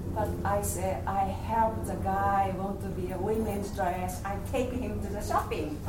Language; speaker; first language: English; non-native, learner; Japanese